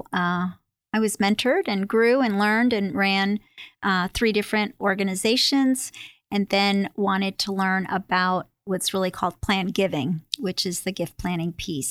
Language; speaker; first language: English; native; English